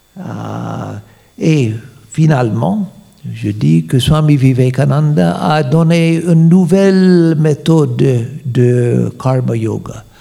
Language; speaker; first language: French; non-native, fluent; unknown